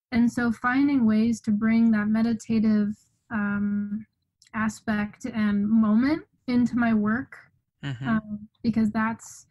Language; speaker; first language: English; native; English